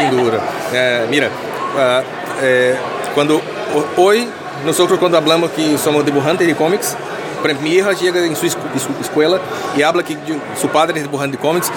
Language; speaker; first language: Spanish; non-native, learner; Portuguese